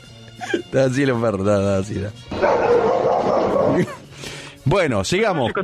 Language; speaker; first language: Spanish; native; Spanish